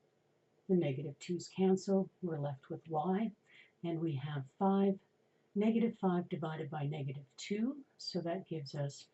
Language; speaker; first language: English; native; English